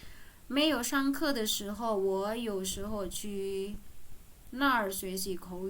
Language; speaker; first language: Chinese; non-native, fluent; Indonesian